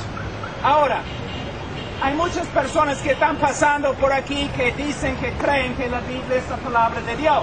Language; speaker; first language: Spanish; non-native, fluent; English